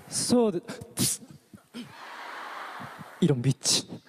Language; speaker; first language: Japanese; non-native, fluent; Korean